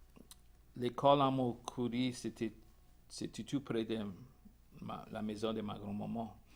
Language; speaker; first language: French; non-native, local second language; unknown